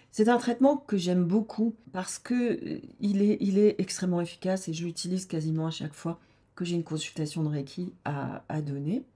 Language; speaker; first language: French; native; French